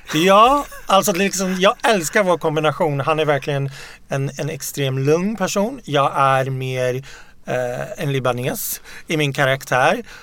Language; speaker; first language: Swedish; early bilingual, other home language; Arabic